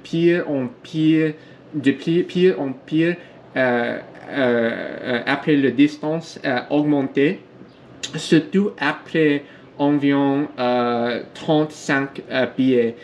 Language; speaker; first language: French; non-native, learner; English